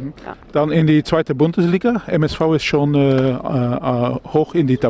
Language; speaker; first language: German; non-native, learner; Dutch